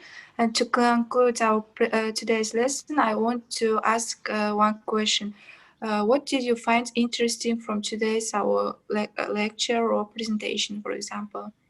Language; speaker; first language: English; non-native, fluent; Kazakh